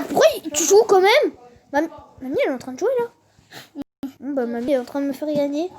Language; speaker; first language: French; native; French